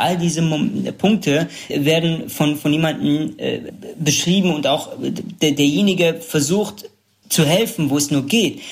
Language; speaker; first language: German; early bilingual, other home language; Kurdish